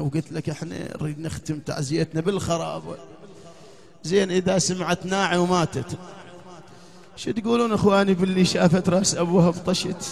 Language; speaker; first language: Arabic; native; Arabic